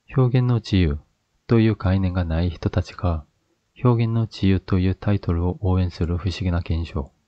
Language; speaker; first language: Japanese; non-native, fluent; Korean